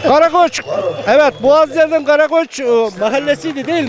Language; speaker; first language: Turkish; native; Turkish